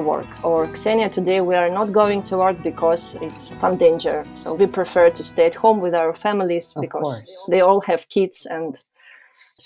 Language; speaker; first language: English; non-native, fluent; Ukrainian